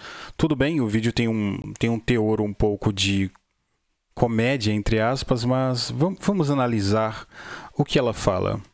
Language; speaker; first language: Portuguese; native; Portuguese